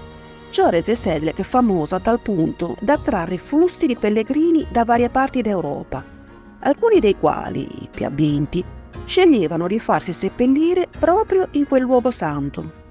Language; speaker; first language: Italian; native; Italian